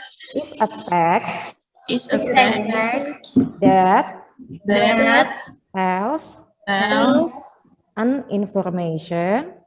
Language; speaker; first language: English; non-native, fluent; Indonesian